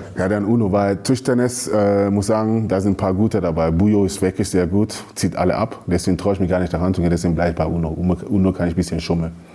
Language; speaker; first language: German; early bilingual, other home language; Akan